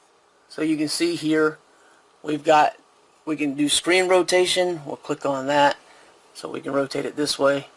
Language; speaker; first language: English; native; English